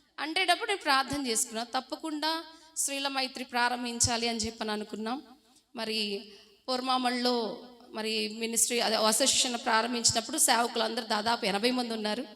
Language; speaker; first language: Telugu; non-native, fluent; Hindi